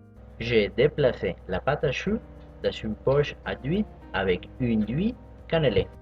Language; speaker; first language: French; non-native, fluent; Spanish